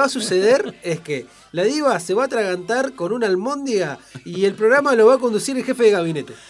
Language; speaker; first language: Spanish; native; Spanish